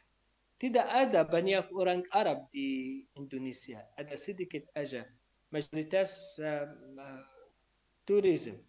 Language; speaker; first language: Indonesian; non-native, learner; Arabic